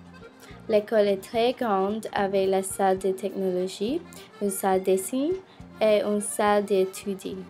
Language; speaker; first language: French; non-native, learner; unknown